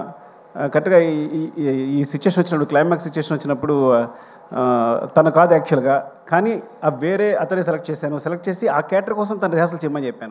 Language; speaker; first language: Telugu; native; Telugu